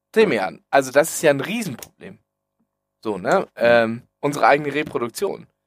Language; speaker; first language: German; native; German